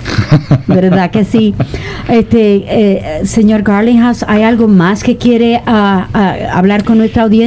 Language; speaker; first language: Spanish; native; Spanish